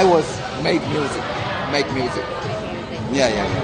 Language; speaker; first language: English; non-native, learner; Korean